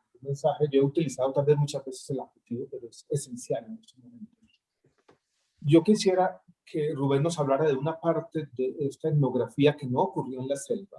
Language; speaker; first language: Spanish; native; Spanish